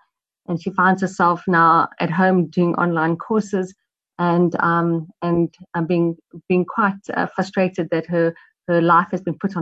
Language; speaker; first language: English; native; English